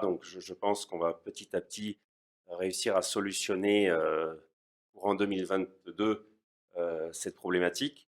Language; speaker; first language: French; native; French